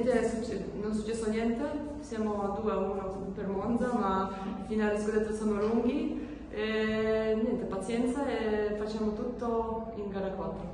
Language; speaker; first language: Italian; non-native, fluent; Polish